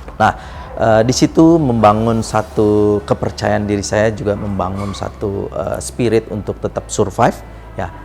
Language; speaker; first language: Indonesian; native; Indonesian